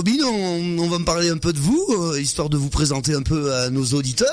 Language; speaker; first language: French; native; French